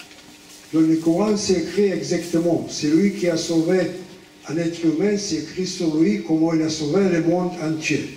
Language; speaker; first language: French; non-native, fluent; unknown